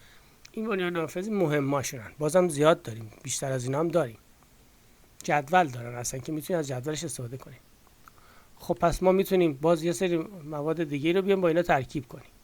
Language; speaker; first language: Persian; native; Persian